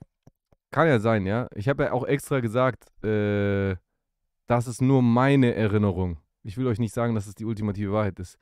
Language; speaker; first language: German; native; German